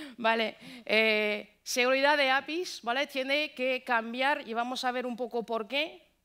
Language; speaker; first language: Spanish; non-native, fluent; French